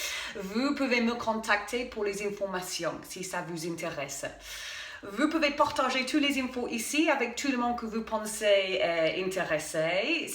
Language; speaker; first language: French; non-native, fluent; English